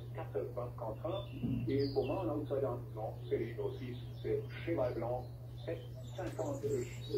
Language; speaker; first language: French; non-native, fluent; German